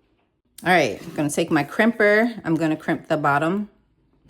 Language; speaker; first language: English; native; English